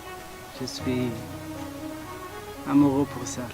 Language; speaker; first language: French; non-native, learner; Portuguese